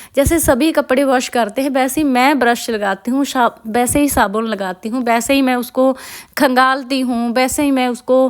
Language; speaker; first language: Hindi; non-native, local second language; Punjabi